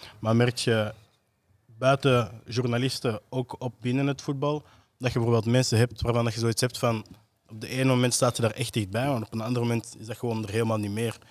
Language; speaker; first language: Dutch; native; Dutch